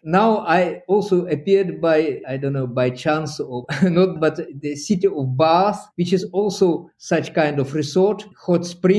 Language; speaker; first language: English; non-native, fluent; Russian